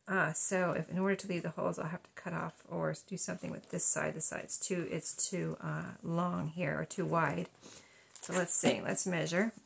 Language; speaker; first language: English; native; English